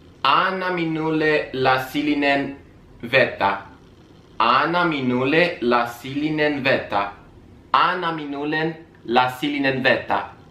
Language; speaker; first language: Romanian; native; Romanian